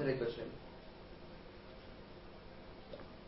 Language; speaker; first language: Hebrew; non-native, learner; Spanish